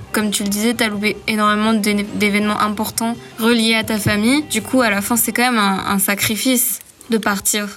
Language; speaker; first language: French; early bilingual, other home language; Spanish